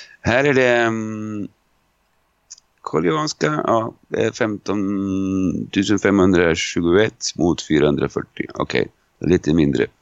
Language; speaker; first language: Swedish; non-native, fluent; Italian